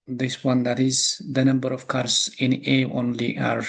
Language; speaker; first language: English; non-native, local second language; Amharic